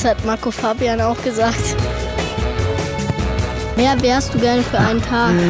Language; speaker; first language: German; native; German